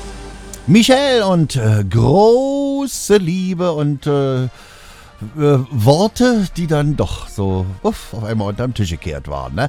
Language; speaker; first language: German; native; German